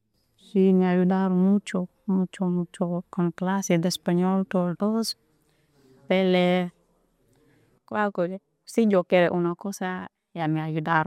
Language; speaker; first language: Spanish; non-native, learner; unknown